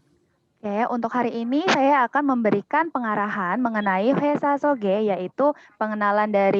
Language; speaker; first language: Indonesian; native; Indonesian